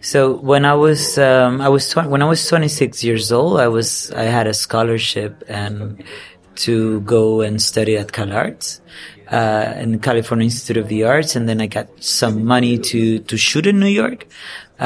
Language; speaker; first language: English; non-native, fluent; Spanish